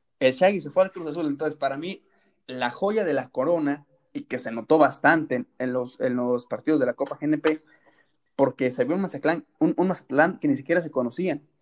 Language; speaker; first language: Spanish; native; Spanish